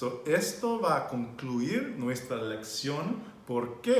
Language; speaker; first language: Spanish; non-native, fluent; English